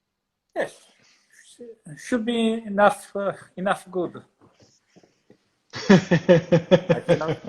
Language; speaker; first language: English; non-native, learner; Italian